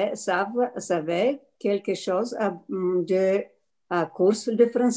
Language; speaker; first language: French; non-native, learner; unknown